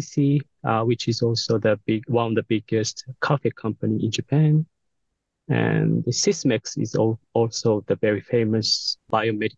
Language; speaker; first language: English; non-native, fluent; Japanese